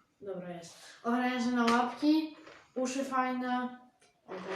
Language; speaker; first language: Polish; native; Polish